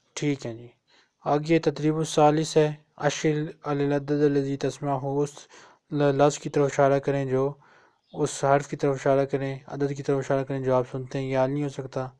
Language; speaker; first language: Urdu; native; Urdu